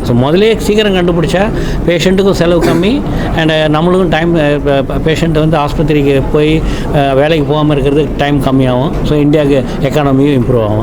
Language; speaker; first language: Tamil; native; Tamil